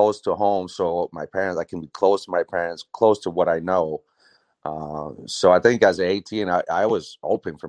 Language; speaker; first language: English; non-native, fluent; French